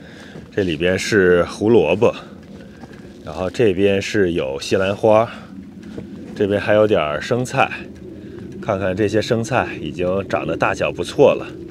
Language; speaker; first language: Chinese; native; Chinese